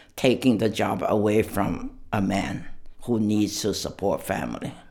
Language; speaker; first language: English; non-native, fluent; Chinese